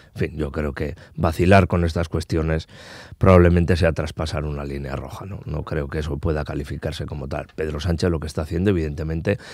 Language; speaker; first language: Spanish; non-native, local second language; Basque